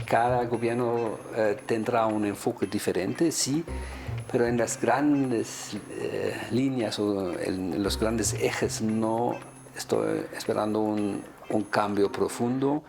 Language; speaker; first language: Spanish; non-native, fluent; German